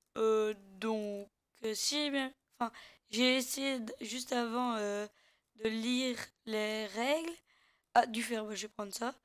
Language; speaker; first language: French; native; French